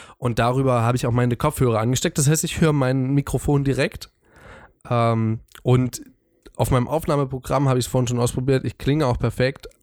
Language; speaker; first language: German; native; German